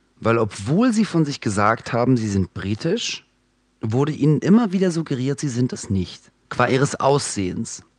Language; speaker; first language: German; early bilingual, other home language; Russian